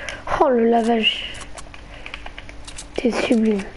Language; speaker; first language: French; native; French